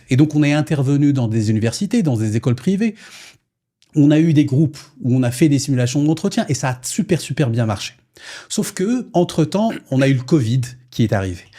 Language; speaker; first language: French; non-native, local second language; Arabic